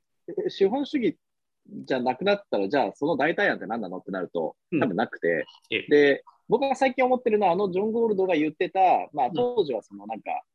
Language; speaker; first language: Japanese; native; Japanese